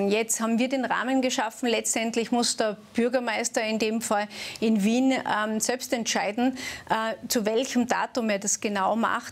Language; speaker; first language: German; native; German